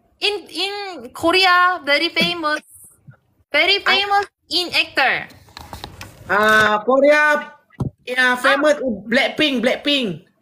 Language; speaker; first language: English; non-native, learner; Malay